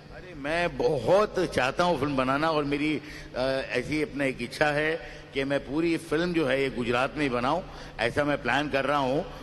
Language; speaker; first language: Hindi; native; Hindi